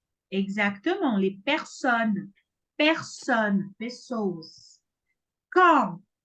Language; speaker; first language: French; non-native, fluent; Portuguese